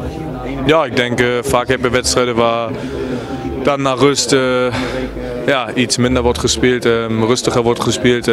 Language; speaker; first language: Dutch; non-native, fluent; German